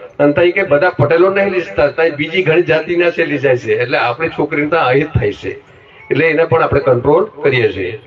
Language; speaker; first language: Gujarati; non-native, local second language; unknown